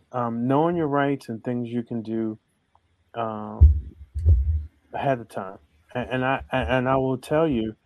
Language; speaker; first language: English; native; English